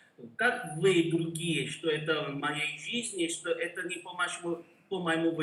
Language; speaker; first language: Russian; non-native, learner; Korean